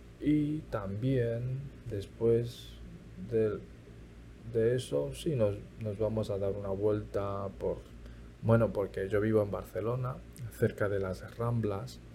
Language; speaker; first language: Spanish; early bilingual, other home language; Chinese